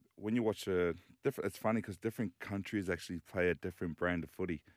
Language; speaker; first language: English; native; English